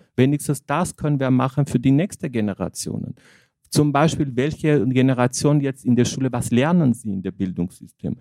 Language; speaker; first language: German; non-native, fluent; Armenian